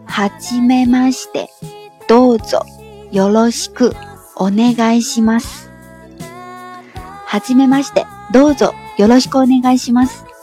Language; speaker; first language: Japanese; non-native, fluent; Chinese